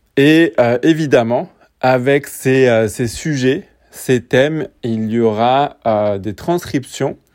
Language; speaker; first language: French; native; French